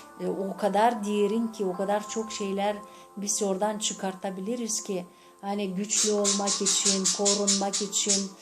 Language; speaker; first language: Turkish; non-native, fluent; Gagauz